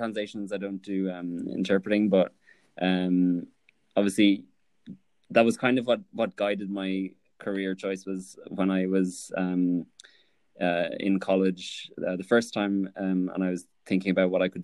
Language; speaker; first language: English; native; English